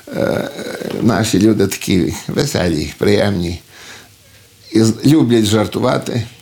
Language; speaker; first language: Ukrainian; early bilingual, heritage; Ukrainian